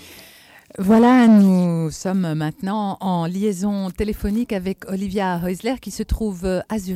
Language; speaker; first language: French; native; French